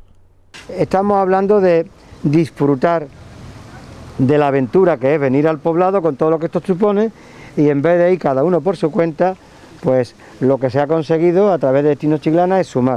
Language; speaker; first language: Spanish; native; Spanish